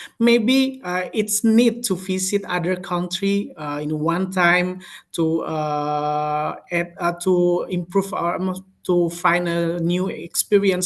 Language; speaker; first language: English; non-native, learner; Indonesian